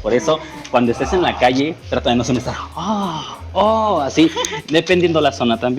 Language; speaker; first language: Spanish; native; Spanish